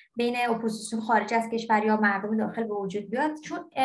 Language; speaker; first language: Persian; non-native, local second language; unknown